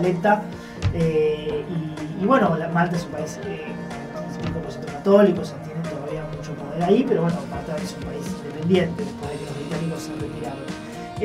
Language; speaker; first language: Spanish; native; Spanish